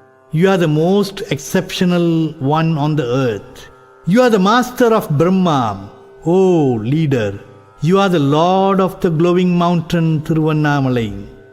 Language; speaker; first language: English; non-native, local second language; Tamil